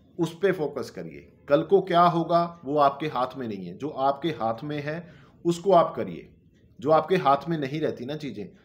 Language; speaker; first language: Hindi; non-native, local second language; Punjabi